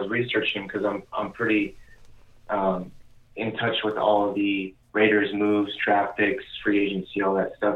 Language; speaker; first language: English; native; English